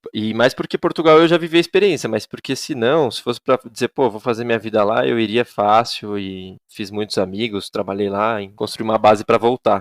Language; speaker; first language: Portuguese; native; Portuguese